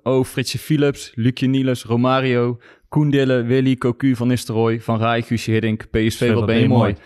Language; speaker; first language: Dutch; native; Dutch